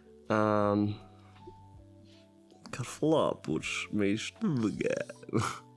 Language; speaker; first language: Portuguese; non-native, learner; Italian